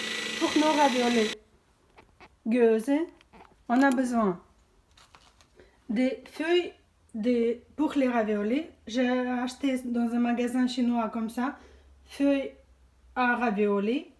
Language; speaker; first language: French; non-native, fluent; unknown